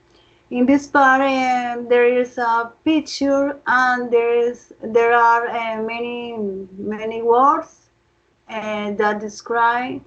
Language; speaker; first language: English; non-native, fluent; Spanish